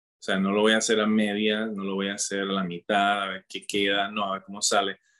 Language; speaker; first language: Spanish; native; Spanish